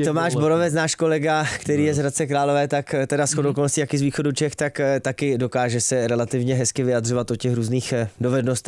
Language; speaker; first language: Czech; native; Czech